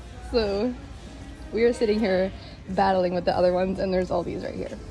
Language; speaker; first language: English; early bilingual, other home language; Spanish